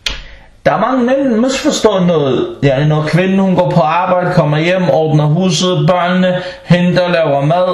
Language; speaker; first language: Danish; non-native, local second language; Arabic